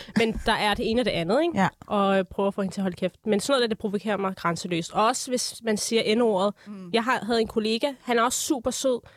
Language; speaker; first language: Danish; early bilingual, other home language; Arabic